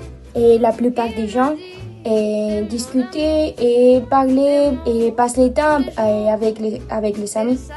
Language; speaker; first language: French; non-native, learner; Spanish